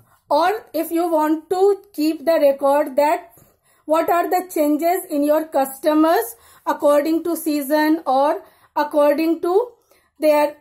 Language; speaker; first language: English; non-native, local second language; Hindi